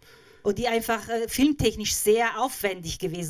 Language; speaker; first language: German; native; German